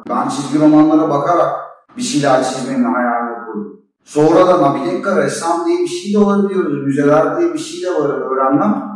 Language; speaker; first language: Turkish; native; Turkish